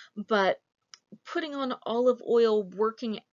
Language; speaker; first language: English; native; English